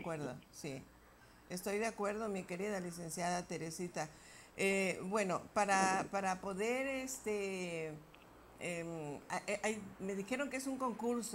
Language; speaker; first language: Spanish; native; Spanish